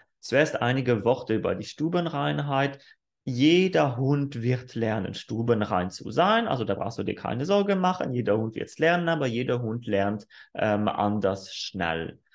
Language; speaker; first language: German; non-native, fluent; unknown